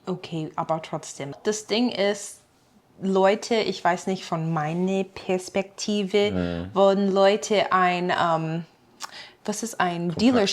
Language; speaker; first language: German; non-native, fluent; English